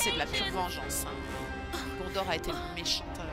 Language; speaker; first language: French; native; French